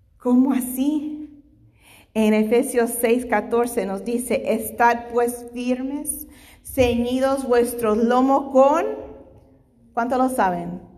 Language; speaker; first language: Spanish; non-native, fluent; English